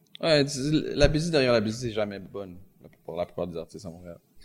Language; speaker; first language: French; native; French